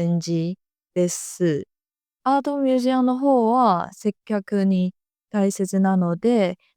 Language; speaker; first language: Japanese; non-native, fluent; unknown